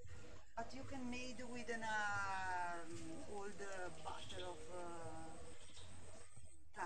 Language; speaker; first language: English; non-native, learner; Italian